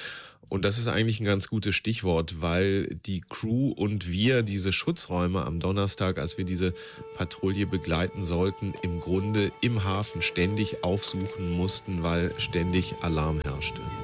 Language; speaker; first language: German; native; German